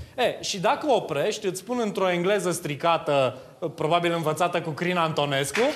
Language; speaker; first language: Romanian; native; Romanian